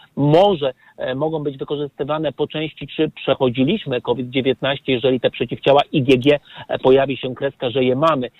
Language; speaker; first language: Polish; native; Polish